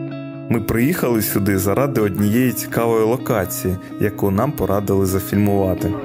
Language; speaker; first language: Ukrainian; native; Ukrainian